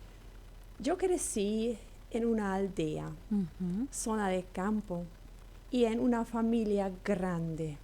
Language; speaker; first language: Spanish; non-native, local second language; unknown